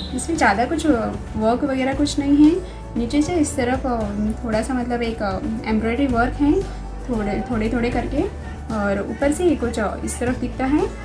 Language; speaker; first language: Hindi; non-native, local second language; Kannada